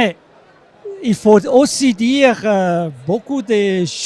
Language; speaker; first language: French; non-native, local second language; German